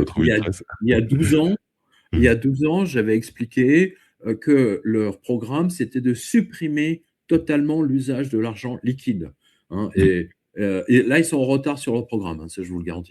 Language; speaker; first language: French; native; French